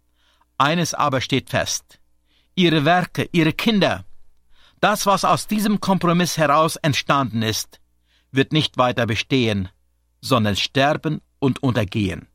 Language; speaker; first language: German; native; German